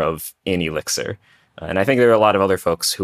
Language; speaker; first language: English; native; English